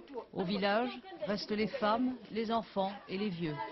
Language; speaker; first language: French; native; French